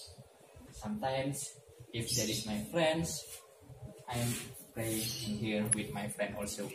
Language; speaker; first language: English; non-native, learner; Indonesian